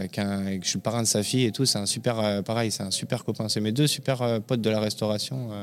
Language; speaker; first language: French; native; French